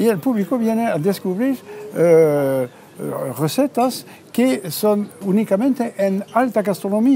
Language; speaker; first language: Spanish; non-native, fluent; French